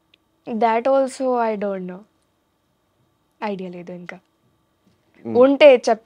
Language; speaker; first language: Telugu; non-native, learner; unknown